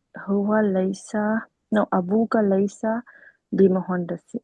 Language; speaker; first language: Arabic; non-native, learner; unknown